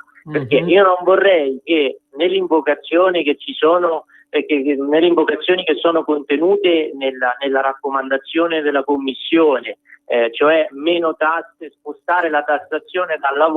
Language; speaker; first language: Italian; native; Italian